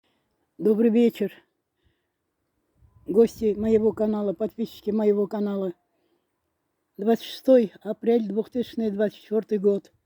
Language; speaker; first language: Russian; non-native, fluent; Azerbaijani